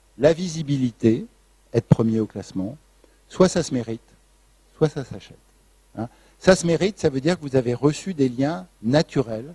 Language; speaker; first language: French; native; French